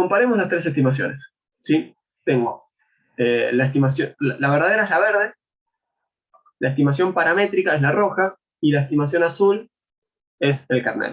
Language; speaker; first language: Spanish; native; Spanish